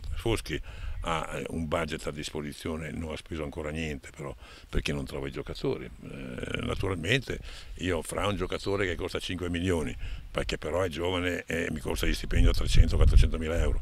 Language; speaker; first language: Italian; native; Italian